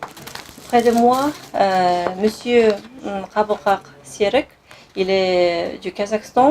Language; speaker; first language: French; non-native, fluent; Kazakh